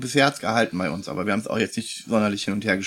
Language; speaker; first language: German; native; German